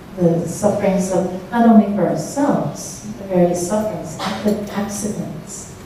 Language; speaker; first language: English; native; English